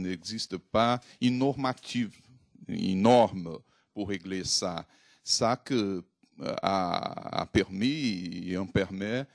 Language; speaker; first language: French; non-native, fluent; Portuguese